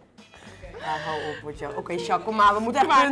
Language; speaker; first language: Dutch; native; Dutch